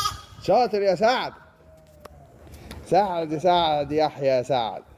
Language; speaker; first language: Arabic; native; Arabic